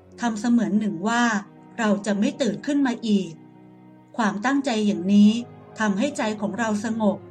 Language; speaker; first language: Thai; native; Thai